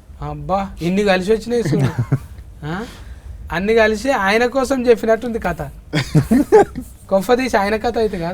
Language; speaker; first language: Telugu; native; Telugu